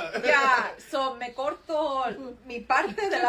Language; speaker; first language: Spanish; early bilingual, heritage; Spanish